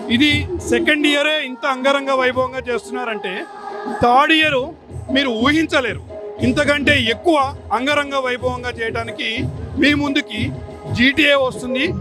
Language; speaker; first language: Telugu; native; Telugu